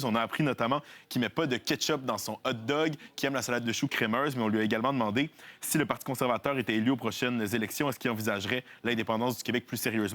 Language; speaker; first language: French; native; French